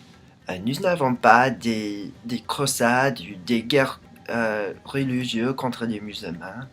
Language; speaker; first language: French; non-native, learner; English